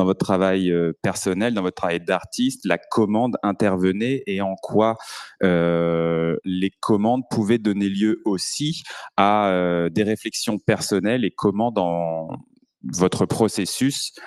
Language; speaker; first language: French; native; French